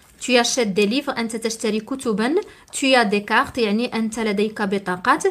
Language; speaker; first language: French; non-native, local second language; Arabic